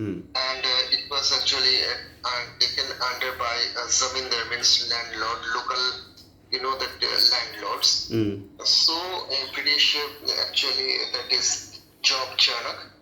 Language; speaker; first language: English; non-native, local second language; Bangla